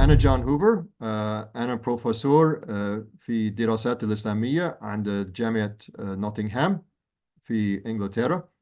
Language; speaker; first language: Arabic; non-native, fluent; English